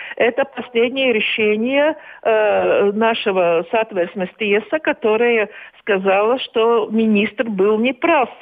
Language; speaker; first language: Russian; non-native, local second language; Latvian